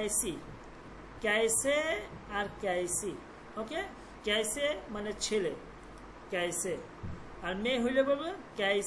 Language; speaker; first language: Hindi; non-native, fluent; Bangla